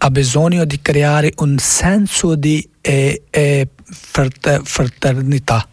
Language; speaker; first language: Italian; non-native, learner; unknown